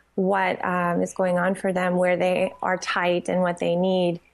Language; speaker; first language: English; native; English